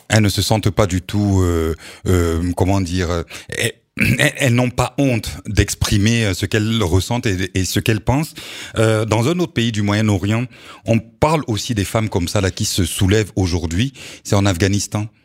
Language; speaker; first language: French; native; French